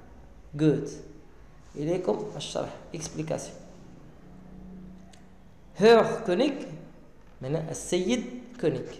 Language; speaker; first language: German; non-native, learner; Arabic